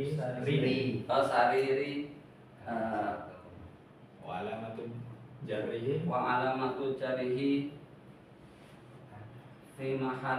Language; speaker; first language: Arabic; non-native, fluent; Indonesian